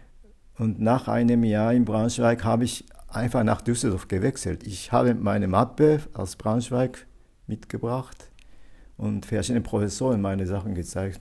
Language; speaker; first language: German; non-native, fluent; Japanese